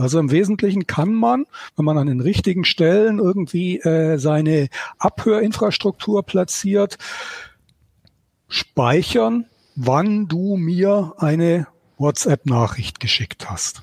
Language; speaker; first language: German; native; German